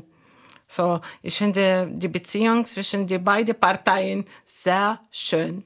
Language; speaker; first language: German; non-native, learner; Arabic